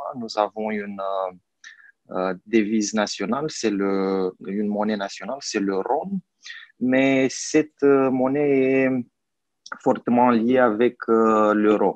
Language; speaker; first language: French; non-native, fluent; Romanian